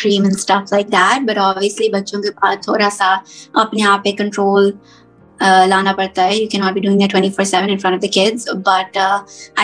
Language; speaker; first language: English; native; English